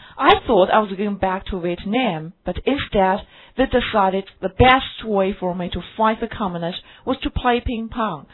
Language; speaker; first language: English; non-native, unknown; Chinese